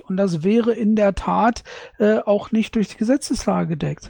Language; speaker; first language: German; native; German